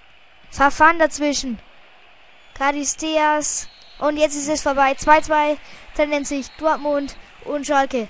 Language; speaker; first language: German; native; German